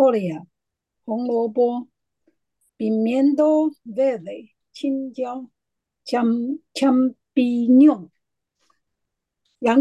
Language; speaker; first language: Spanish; non-native, learner; Chinese